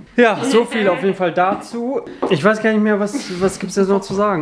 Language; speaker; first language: German; native; German